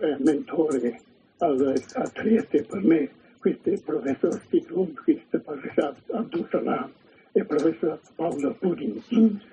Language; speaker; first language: Italian; non-native, learner; Chinese